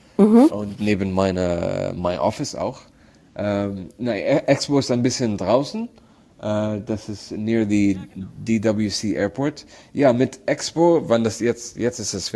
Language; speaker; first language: German; non-native, learner; Arabic